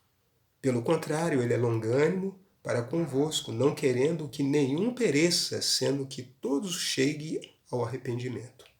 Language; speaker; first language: Portuguese; native; Portuguese